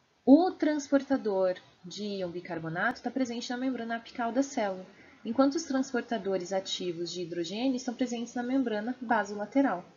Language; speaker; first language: Portuguese; native; Portuguese